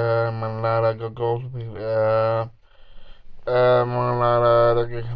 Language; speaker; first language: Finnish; non-native, learner; Swedish